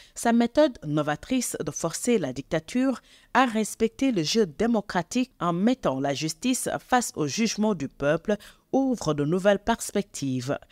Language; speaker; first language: French; non-native, local second language; Wolof